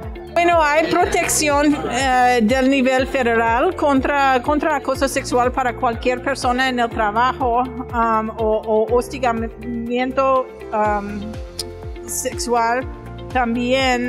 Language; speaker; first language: Spanish; non-native, fluent; English